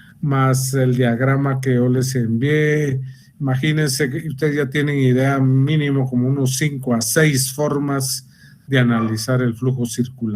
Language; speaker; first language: Spanish; native; Spanish